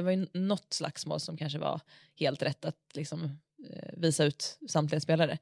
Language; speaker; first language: Swedish; native; Swedish